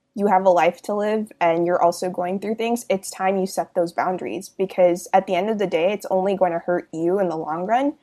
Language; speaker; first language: English; early bilingual, other home language; Hindi